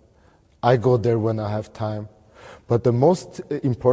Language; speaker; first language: English; non-native, fluent; Armenian